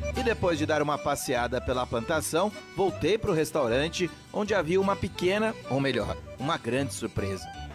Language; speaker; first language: Portuguese; native; Portuguese